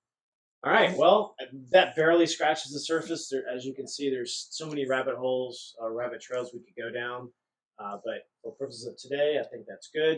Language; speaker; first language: English; native; English